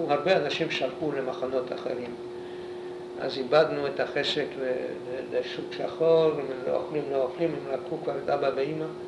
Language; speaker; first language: Hebrew; non-native, fluent; Polish